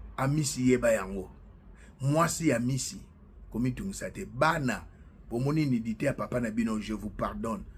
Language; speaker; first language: Lingala; non-native, local second language; Luba-Lulua